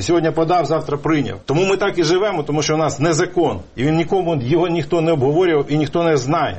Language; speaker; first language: Ukrainian; native; Ukrainian